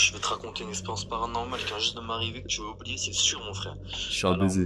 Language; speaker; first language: French; native; French